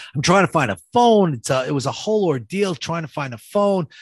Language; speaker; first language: English; native; English